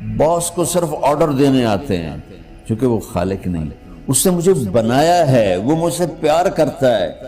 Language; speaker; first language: Urdu; non-native, local second language; Punjabi